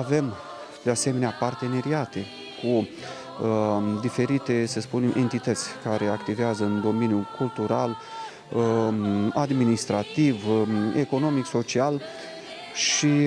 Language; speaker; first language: Romanian; non-native, local second language; Russian